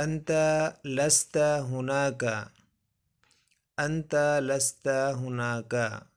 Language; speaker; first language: Arabic; non-native, fluent; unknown